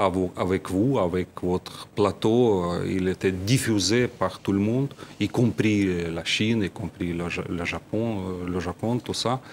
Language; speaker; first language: French; non-native, fluent; Ukrainian